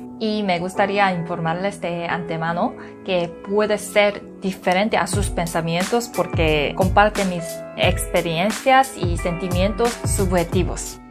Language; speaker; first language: Spanish; non-native, learner; Korean